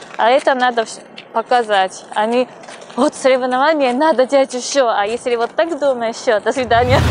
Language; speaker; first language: Russian; non-native, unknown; Japanese